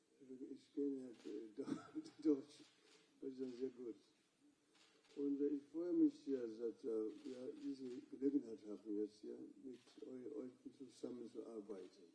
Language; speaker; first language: German; non-native, fluent; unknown